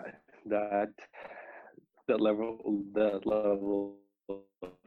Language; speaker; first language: English; non-native, fluent; Romanian